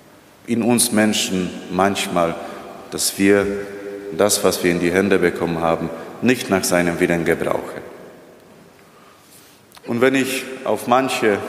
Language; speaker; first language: German; non-native, fluent; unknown